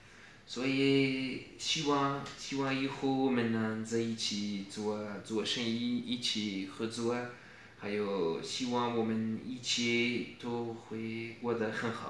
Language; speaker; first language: Chinese; non-native, fluent; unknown